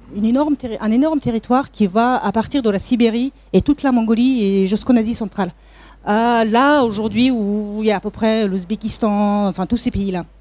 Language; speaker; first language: French; non-native, fluent; Mongolian